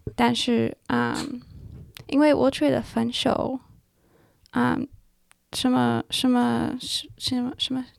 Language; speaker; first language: Chinese; non-native, learner; English